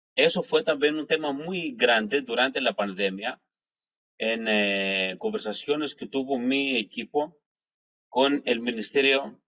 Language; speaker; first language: Spanish; non-native, fluent; Greek